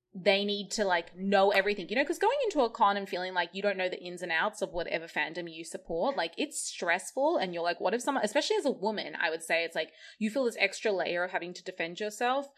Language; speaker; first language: English; native; English